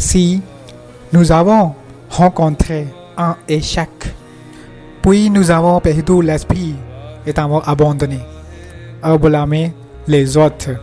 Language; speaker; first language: French; non-native, learner; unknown